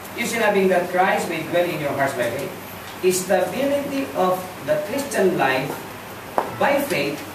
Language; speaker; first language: English; non-native, local second language; Filipino